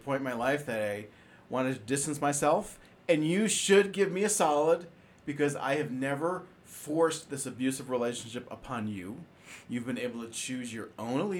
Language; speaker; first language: English; native; English